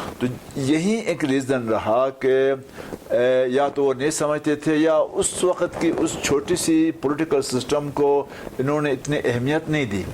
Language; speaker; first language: Urdu; non-native, local second language; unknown